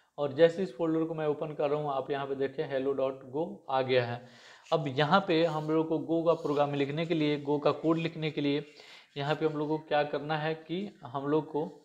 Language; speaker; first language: Hindi; native; Hindi